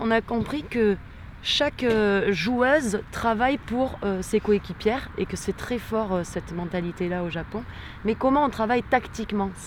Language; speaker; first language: French; native; French